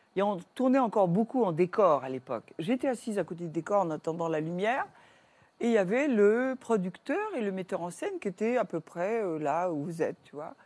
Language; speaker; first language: French; native; French